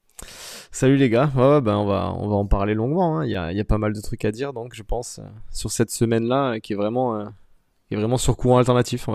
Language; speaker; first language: French; native; French